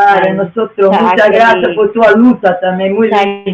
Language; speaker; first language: Spanish; non-native, learner; Portuguese